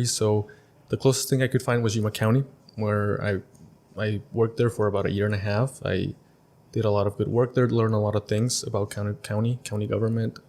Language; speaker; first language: English; early bilingual, other home language; Spanish